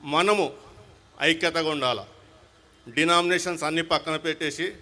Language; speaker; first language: Telugu; non-native, local second language; Urdu